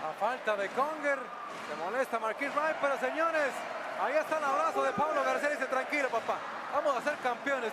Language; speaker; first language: Spanish; native; Spanish